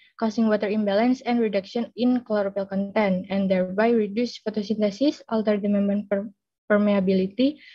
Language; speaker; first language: English; non-native, fluent; Indonesian